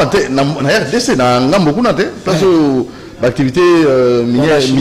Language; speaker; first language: French; non-native, local second language; Lingala